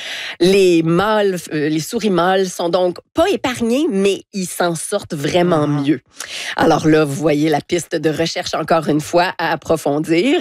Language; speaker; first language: French; native; French